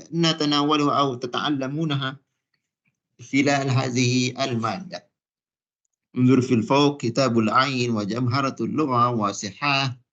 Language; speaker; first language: Arabic; non-native, fluent; Malay